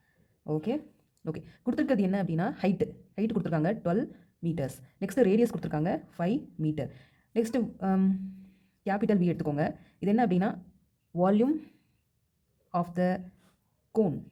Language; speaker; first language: Tamil; native; Tamil